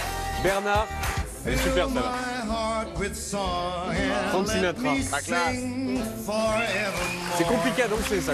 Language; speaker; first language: French; native; French